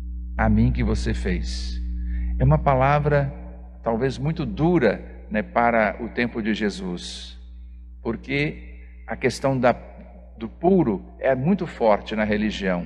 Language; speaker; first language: Portuguese; native; Portuguese